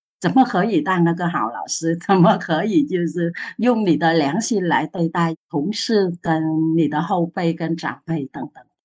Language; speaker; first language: Chinese; non-native, fluent; Vietnamese